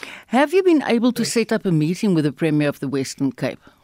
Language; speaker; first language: English; non-native, local second language; Afrikaans